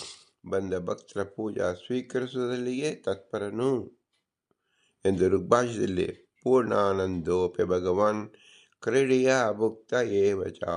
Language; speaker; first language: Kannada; native; Kannada